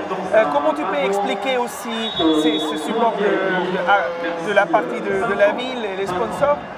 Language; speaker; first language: French; non-native, fluent; German